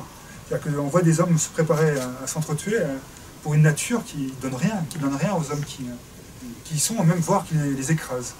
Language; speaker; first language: French; native; French